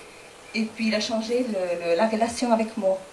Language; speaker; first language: French; non-native, fluent; Spanish